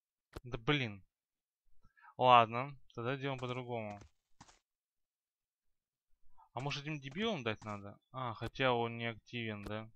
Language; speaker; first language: Russian; native; Russian